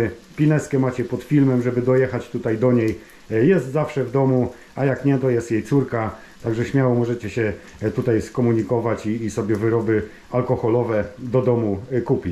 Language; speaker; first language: Polish; native; Polish